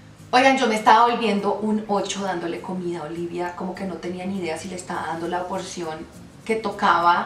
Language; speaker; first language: Spanish; native; Spanish